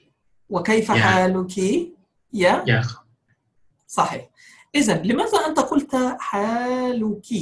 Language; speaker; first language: Arabic; non-native, fluent; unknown